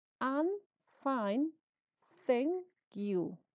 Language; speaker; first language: English; non-native, learner; Spanish